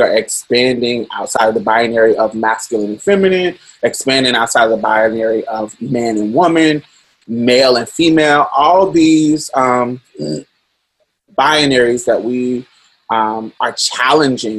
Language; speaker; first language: English; native; English